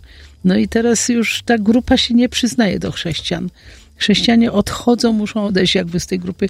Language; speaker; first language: Polish; native; Polish